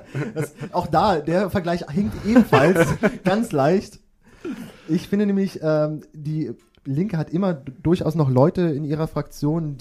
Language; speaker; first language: German; native; German